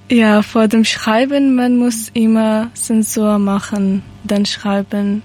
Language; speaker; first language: German; non-native, learner; Persian